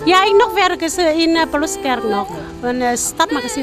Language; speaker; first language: Dutch; non-native, learner; Vietnamese